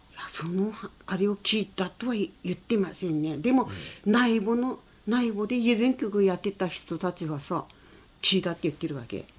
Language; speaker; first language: Japanese; native; Japanese